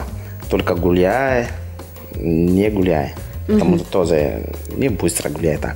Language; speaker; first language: Russian; non-native, learner; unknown